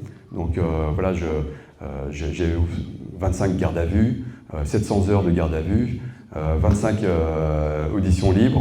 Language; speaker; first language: French; native; French